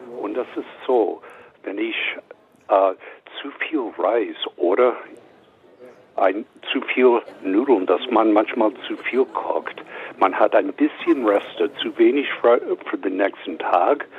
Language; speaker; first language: German; non-native, fluent; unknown